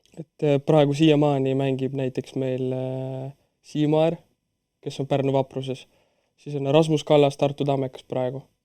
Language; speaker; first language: Estonian; non-native, local second language; Russian